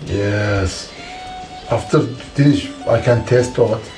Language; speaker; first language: English; non-native, learner; Turkish